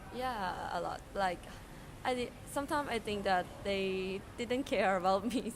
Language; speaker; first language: English; non-native, fluent; Thai